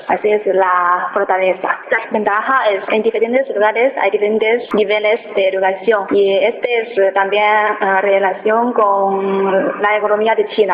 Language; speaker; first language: Spanish; non-native, learner; Chinese